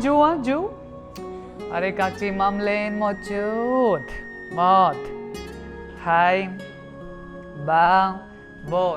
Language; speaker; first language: Vietnamese; non-native, learner; Hindi